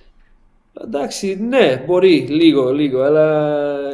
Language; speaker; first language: Greek; non-native, learner; Portuguese